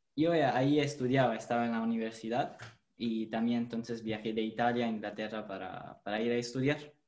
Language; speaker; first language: Spanish; non-native, fluent; Italian